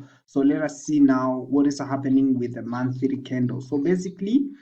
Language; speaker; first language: English; non-native, local second language; Swahili